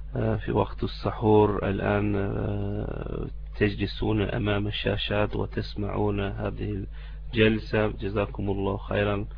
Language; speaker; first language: Arabic; non-native, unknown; Turkish